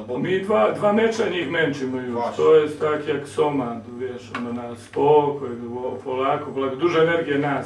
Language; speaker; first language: Polish; non-native, learner; Serbian